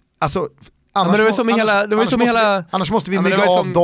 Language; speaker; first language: Swedish; native; Swedish